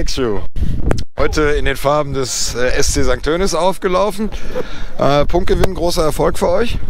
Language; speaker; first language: German; native; German